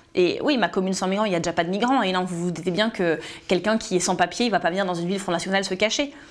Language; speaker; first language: French; native; French